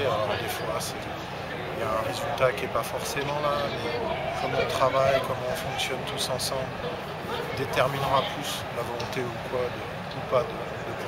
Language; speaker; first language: French; native; French